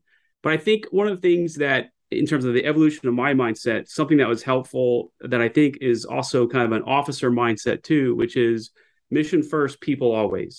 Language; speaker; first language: English; native; English